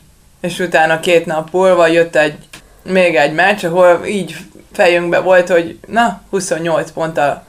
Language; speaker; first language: Hungarian; non-native, learner; Serbian